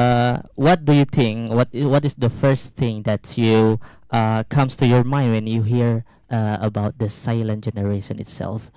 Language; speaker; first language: English; non-native, learner; Indonesian